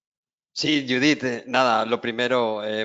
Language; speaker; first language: Spanish; native; Spanish